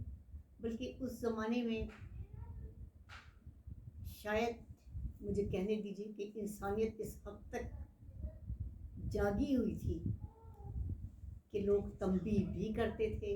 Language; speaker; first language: Urdu; native; Urdu